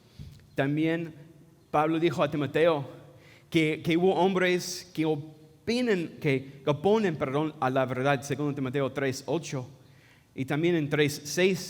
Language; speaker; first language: Spanish; non-native, fluent; English